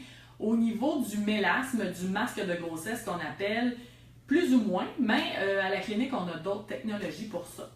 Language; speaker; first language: French; native; French